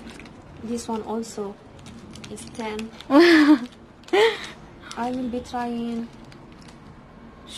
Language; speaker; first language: English; non-native, learner; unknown